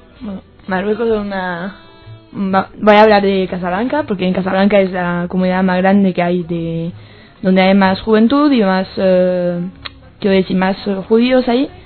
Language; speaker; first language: Spanish; non-native, fluent; French